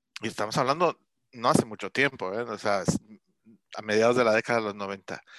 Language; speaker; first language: Spanish; native; Spanish